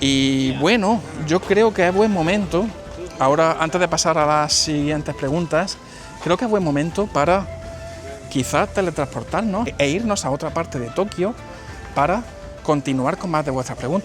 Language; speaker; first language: Spanish; native; Spanish